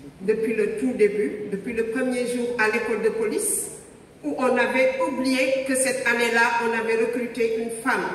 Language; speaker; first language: French; non-native, local second language; Wolof